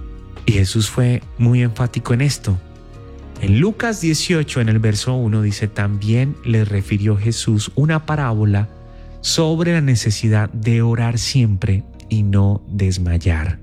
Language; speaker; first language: Spanish; native; Spanish